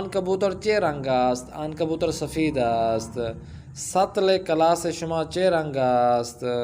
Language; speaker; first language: Persian; non-native, fluent; Urdu